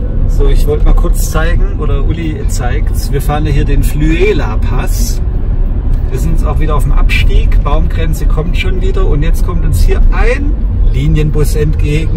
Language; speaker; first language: German; native; German